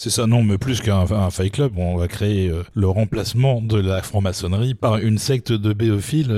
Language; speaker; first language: French; native; French